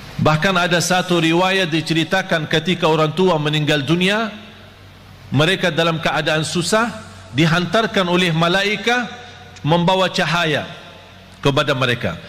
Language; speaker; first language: Malay; non-native, fluent; Arabic